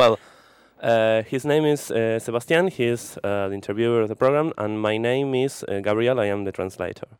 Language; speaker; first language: English; non-native, fluent; Spanish